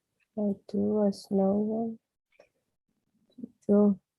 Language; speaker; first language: English; non-native, learner; Portuguese